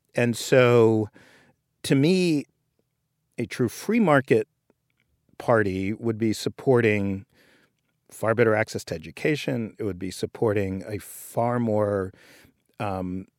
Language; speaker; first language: English; native; English